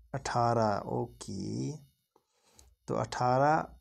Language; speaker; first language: Hindi; native; Hindi